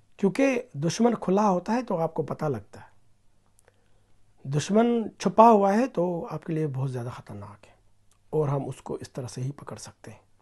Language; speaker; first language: Urdu; non-native, local second language; Sindhi